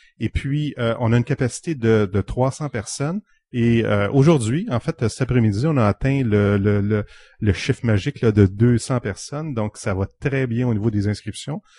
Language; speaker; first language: French; native; French